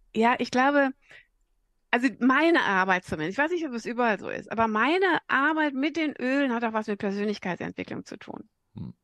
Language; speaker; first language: German; native; German